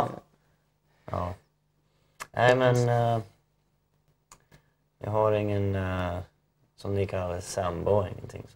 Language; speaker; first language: Swedish; non-native, fluent; English